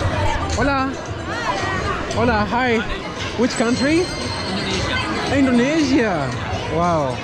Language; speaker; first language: English; non-native, local second language; Swahili